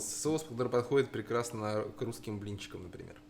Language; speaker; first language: Russian; native; Russian